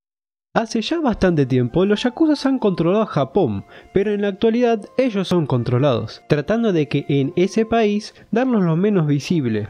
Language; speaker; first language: Spanish; native; Spanish